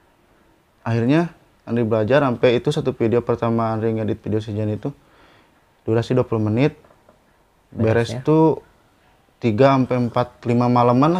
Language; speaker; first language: Indonesian; non-native, local second language; Sundanese